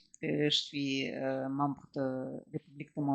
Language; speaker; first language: French; non-native, fluent; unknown